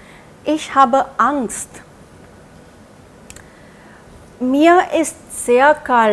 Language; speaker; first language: German; non-native, fluent; Hindi